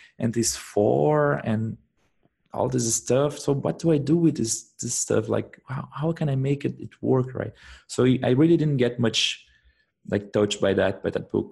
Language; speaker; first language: English; non-native, fluent; Portuguese